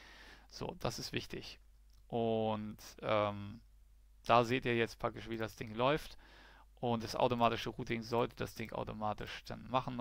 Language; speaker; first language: German; native; German